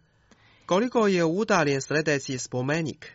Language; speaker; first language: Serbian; non-native, fluent; Chinese